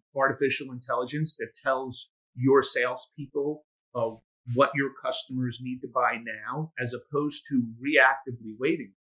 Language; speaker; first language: English; native; English